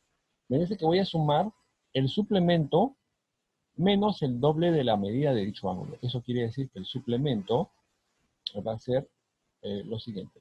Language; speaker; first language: Spanish; native; Spanish